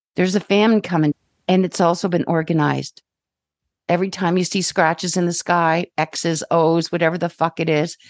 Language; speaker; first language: English; native; English